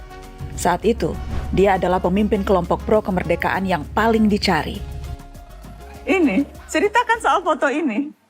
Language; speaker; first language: Indonesian; native; Indonesian